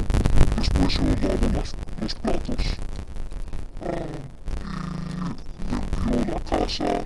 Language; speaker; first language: Spanish; non-native, fluent; English